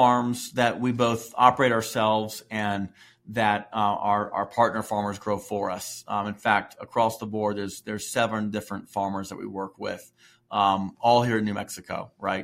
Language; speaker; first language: English; native; English